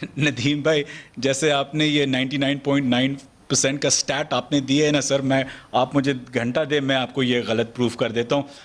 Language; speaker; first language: Urdu; early bilingual, heritage; Urdu